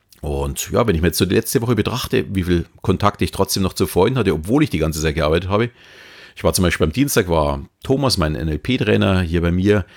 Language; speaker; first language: German; native; German